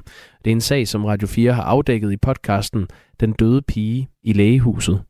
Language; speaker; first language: Danish; native; Danish